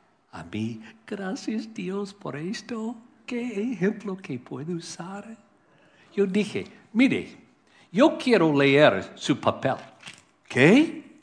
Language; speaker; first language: Spanish; non-native, learner; English